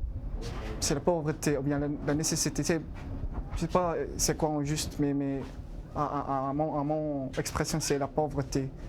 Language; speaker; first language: French; non-native, learner; Arabic